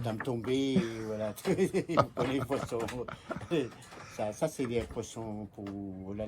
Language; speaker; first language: French; non-native, local second language; Malagasy